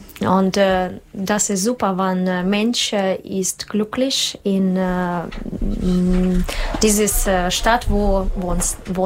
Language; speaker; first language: German; non-native, learner; Russian